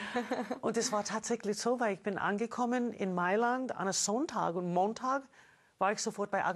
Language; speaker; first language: German; non-native, fluent; English